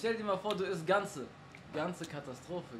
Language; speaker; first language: German; early bilingual, other home language; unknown